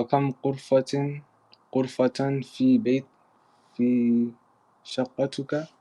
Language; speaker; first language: Arabic; non-native, learner; English